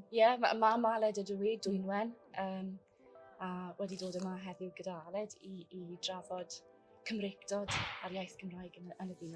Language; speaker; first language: Welsh; native; Welsh